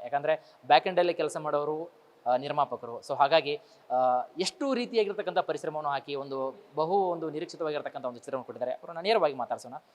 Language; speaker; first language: Kannada; native; Kannada